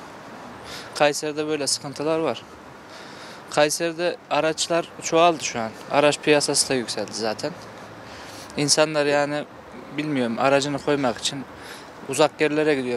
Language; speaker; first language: Turkish; native; Turkish